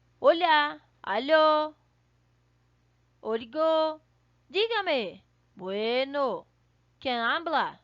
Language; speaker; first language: Spanish; non-native, fluent; Portuguese